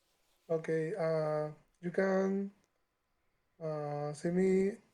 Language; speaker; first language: English; non-native, learner; Spanish